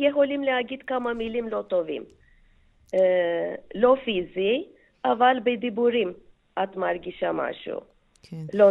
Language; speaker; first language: Hebrew; non-native, fluent; Turkish